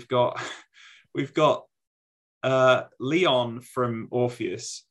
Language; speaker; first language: English; native; English